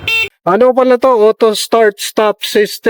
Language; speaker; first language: Filipino; native; Filipino